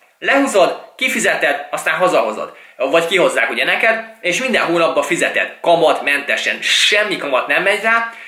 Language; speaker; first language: Hungarian; native; Hungarian